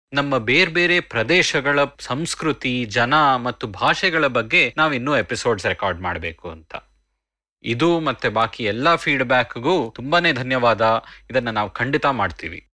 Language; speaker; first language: Kannada; native; Kannada